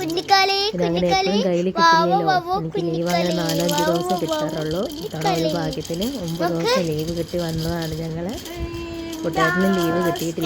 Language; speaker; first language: Malayalam; native; Malayalam